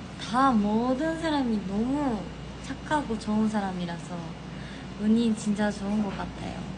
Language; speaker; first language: Korean; non-native, fluent; Japanese